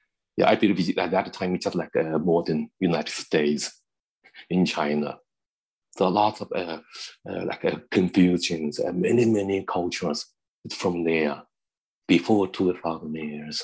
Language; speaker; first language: English; non-native, learner; Chinese